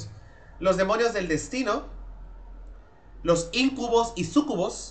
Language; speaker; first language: Spanish; native; Spanish